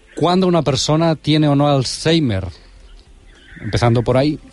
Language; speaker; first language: Spanish; non-native, local second language; Catalan